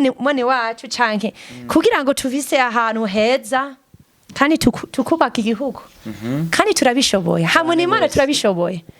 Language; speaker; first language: Rundi; non-native, fluent; English